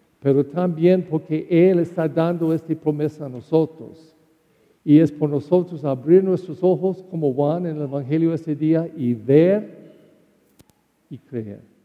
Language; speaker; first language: Spanish; non-native, learner; English